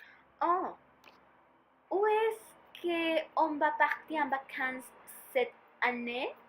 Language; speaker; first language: French; non-native, learner; Spanish